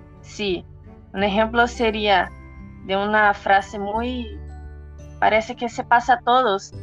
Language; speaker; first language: Spanish; non-native, fluent; Portuguese